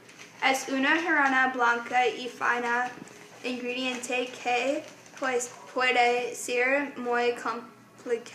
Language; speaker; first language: Spanish; non-native, learner; English